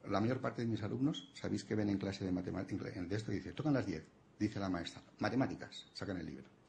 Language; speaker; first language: Spanish; non-native, local second language; Catalan